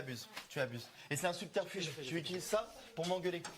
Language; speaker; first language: French; native; French